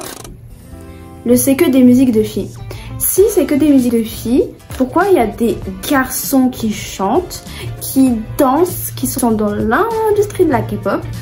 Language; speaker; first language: French; native; French